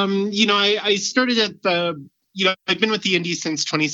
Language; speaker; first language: English; native; English